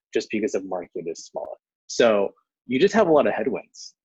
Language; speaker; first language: English; early bilingual, other home language; Chinese